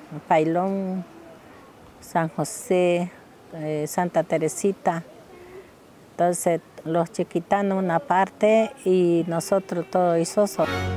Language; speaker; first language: Spanish; non-native, local second language; Guarani